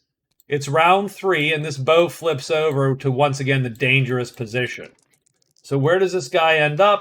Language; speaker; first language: English; native; English